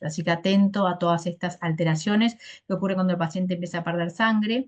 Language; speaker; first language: Spanish; native; Spanish